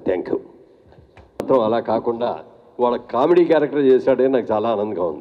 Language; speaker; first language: Telugu; native; Telugu